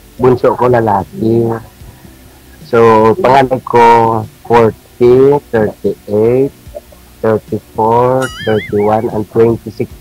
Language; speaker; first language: Filipino; non-native, local second language; Hiligaynon